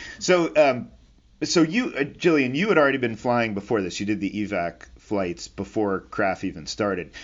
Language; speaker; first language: English; native; English